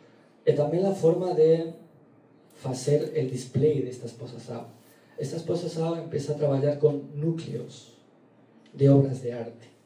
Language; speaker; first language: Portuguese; non-native, learner; Galician